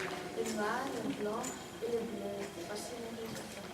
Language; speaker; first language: French; non-native, local second language; Dutch